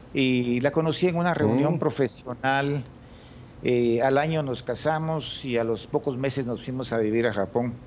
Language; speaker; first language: Spanish; native; Spanish